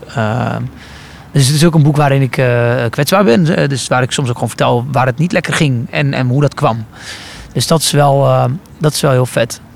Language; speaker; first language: Dutch; early bilingual, other home language; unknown